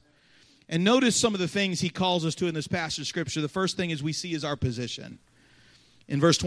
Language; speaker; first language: English; native; English